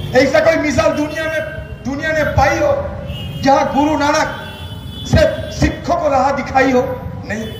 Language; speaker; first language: Hindi; non-native, local second language; Bangla